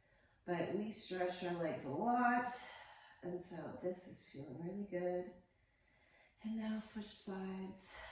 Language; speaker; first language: English; native; English